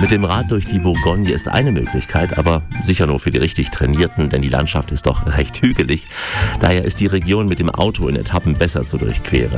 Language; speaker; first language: German; native; German